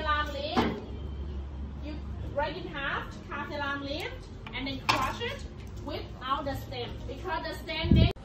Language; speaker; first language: English; non-native, fluent; Thai